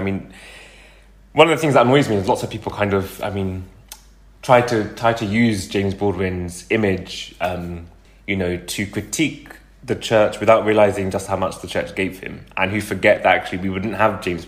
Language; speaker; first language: English; native; English